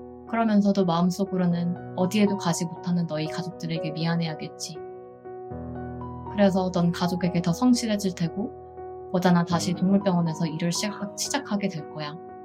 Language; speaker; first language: Korean; early bilingual, heritage; Korean